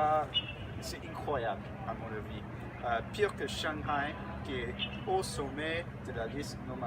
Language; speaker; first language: French; non-native, learner; English